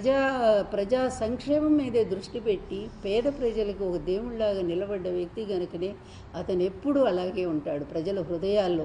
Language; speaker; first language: Telugu; native; Telugu